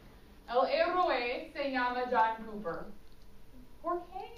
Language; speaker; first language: Spanish; non-native, fluent; English